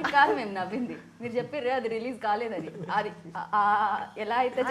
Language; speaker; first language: Telugu; native; Telugu